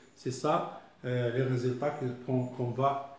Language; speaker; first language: French; non-native, local second language; Arabic